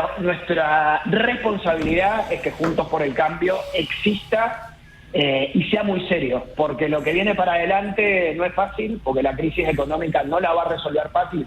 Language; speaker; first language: Spanish; native; Spanish